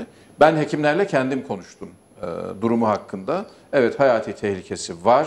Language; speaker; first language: Turkish; native; Turkish